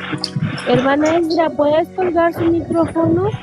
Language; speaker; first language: Spanish; non-native, fluent; Portuguese